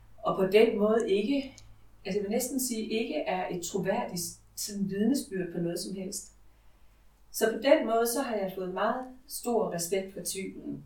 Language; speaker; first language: Danish; native; Danish